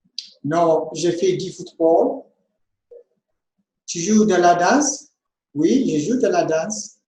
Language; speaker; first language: French; non-native, fluent; Amharic